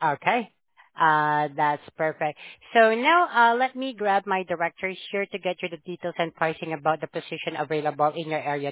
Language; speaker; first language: English; non-native, fluent; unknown